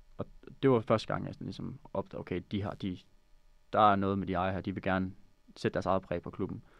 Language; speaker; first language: Danish; native; Danish